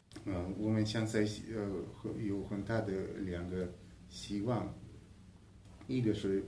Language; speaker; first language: Chinese; non-native, fluent; Hungarian